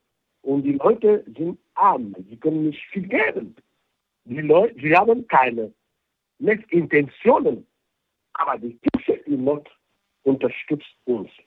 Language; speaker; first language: German; non-native, fluent; French